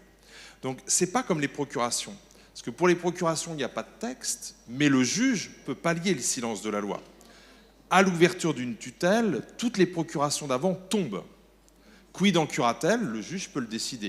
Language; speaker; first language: French; native; French